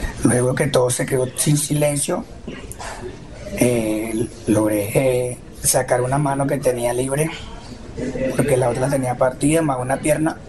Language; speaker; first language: Spanish; native; Spanish